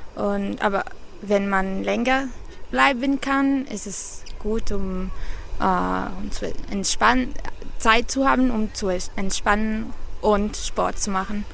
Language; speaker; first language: German; non-native, fluent; Italian